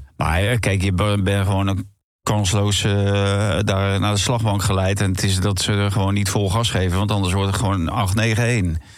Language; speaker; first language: Dutch; native; Dutch